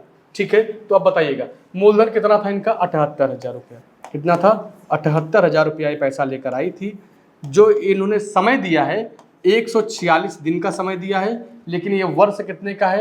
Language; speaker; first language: Hindi; native; Hindi